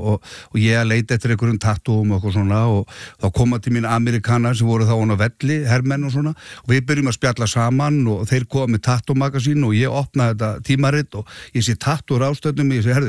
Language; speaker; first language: Icelandic; native; Icelandic